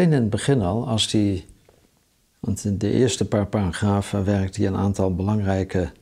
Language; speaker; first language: Dutch; native; Dutch